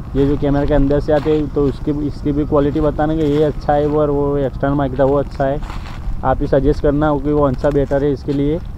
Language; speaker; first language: Hindi; non-native, local second language; Gujarati